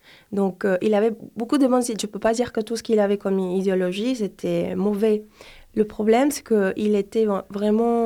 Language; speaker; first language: French; non-native, fluent; Spanish